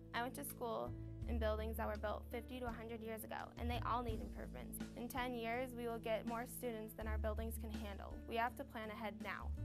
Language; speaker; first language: English; native; English